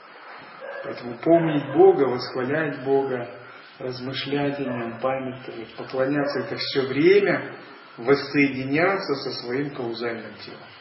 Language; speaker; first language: Russian; native; Russian